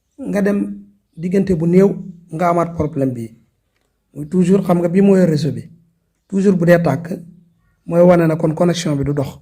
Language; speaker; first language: Wolof; native; Wolof